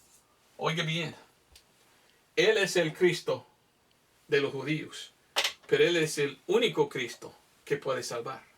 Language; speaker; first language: Spanish; non-native, fluent; English